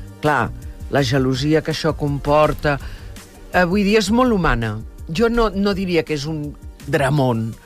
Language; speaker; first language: Catalan; early bilingual, heritage; Catalan